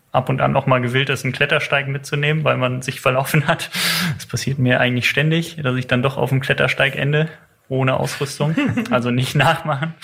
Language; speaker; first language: German; native; German